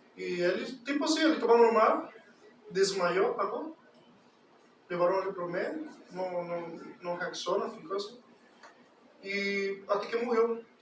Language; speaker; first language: Portuguese; non-native, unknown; Spanish